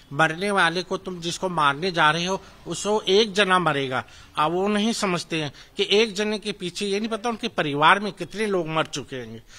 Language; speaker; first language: Hindi; native; Hindi